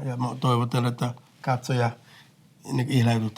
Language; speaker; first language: Finnish; non-native, fluent; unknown